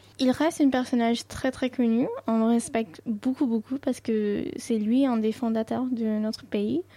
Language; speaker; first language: French; non-native, fluent; Sindhi